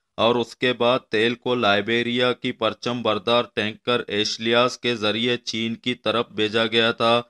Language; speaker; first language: Urdu; non-native, local second language; Baluchi